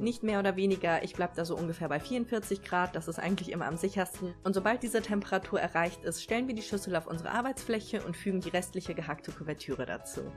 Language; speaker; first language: German; native; German